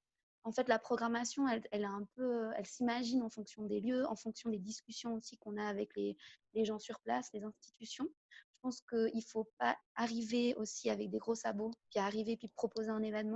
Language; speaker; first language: French; native; French